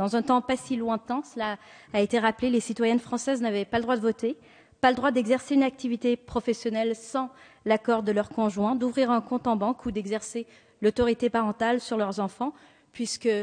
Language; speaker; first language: French; native; French